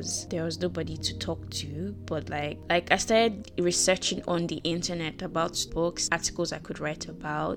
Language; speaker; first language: English; non-native, local second language; Yoruba